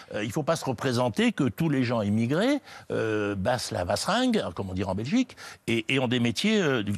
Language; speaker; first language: French; native; French